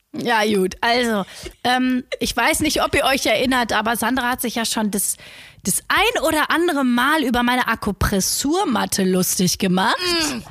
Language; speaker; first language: German; native; German